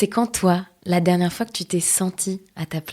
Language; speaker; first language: French; native; French